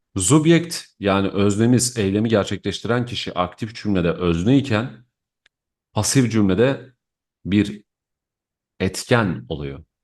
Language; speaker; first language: Turkish; native; Turkish